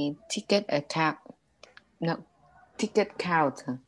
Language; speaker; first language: English; non-native, learner; Vietnamese